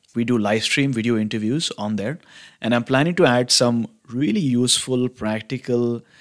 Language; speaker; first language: English; non-native, local second language; Hindi